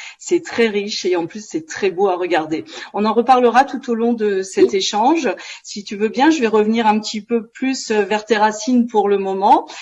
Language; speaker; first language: French; native; French